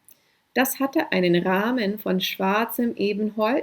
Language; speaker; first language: German; non-native, fluent; English